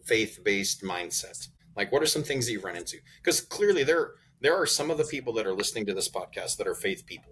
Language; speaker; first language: English; native; English